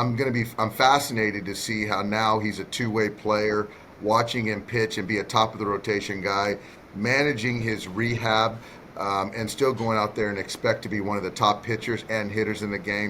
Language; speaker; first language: English; native; English